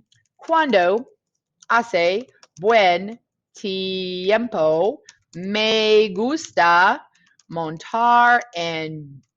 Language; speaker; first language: Spanish; non-native, fluent; English